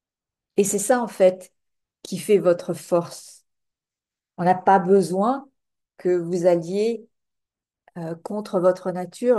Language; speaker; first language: French; native; French